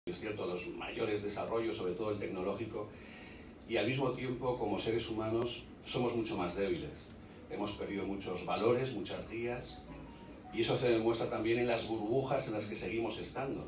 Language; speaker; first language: Spanish; native; Spanish